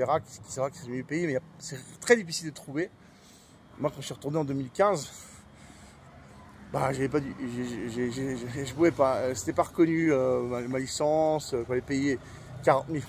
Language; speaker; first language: French; native; French